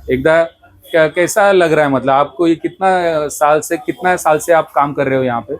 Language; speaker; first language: Hindi; non-native, local second language; Marathi